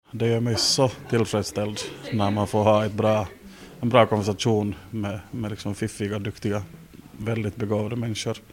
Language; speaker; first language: Swedish; native; Swedish